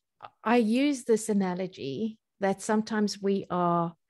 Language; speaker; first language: English; native; English